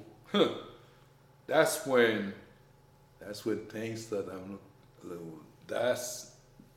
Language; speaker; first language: English; non-native, fluent; Haitian Creole